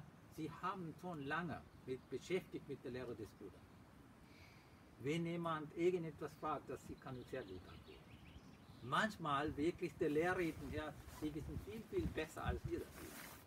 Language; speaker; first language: German; non-native, fluent; Sinhala